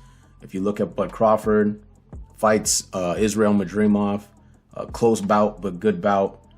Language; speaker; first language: English; native; English